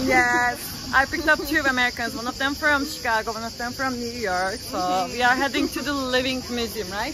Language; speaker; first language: English; non-native, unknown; Turkish